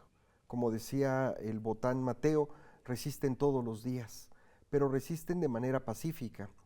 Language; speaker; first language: Spanish; native; Spanish